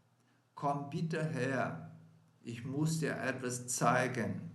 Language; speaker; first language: German; non-native, fluent; Portuguese